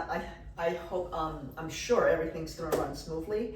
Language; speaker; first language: English; non-native, fluent; Portuguese